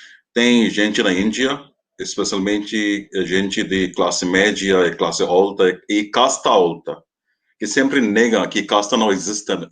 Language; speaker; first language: Portuguese; non-native, fluent; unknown